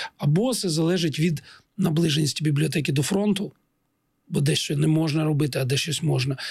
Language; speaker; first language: Ukrainian; non-native, local second language; Russian